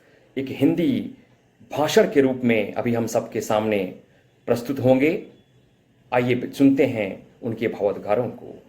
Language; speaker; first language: Hindi; native; Hindi